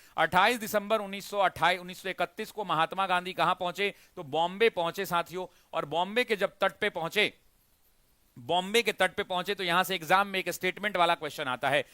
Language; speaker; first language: Hindi; native; Hindi